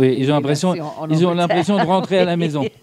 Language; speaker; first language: French; native; French